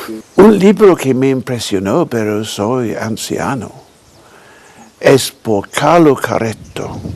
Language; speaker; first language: Spanish; non-native, fluent; English